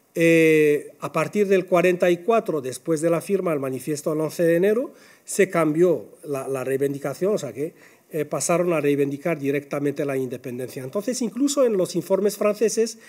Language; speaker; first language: Spanish; non-native, fluent; Arabic